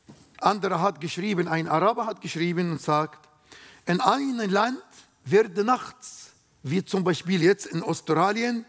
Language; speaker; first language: German; non-native, learner; Arabic